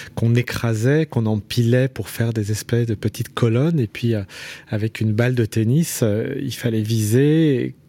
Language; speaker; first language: French; native; French